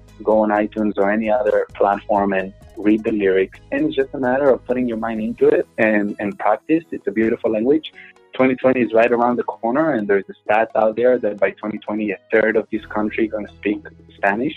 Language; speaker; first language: English; non-native, fluent; Hebrew